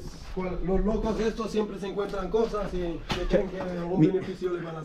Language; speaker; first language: Spanish; non-native, fluent; Arabic